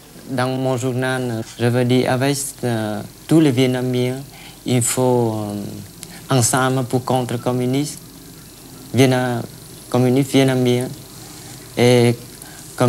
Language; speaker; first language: French; non-native, learner; Vietnamese